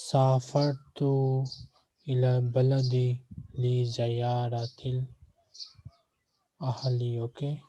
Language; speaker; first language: Arabic; non-native, fluent; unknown